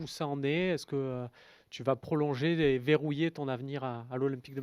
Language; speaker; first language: French; native; French